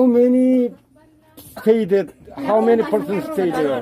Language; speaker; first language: English; non-native, learner; Korean